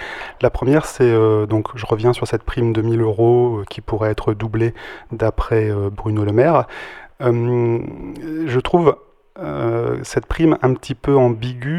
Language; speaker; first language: French; native; French